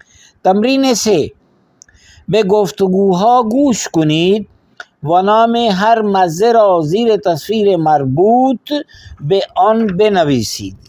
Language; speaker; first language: Persian; non-native, fluent; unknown